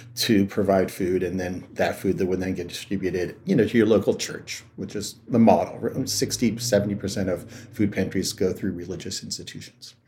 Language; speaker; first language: English; native; English